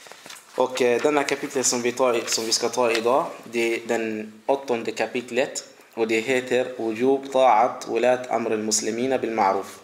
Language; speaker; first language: Swedish; early bilingual, other home language; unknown